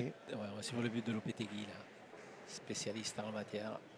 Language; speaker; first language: French; native; French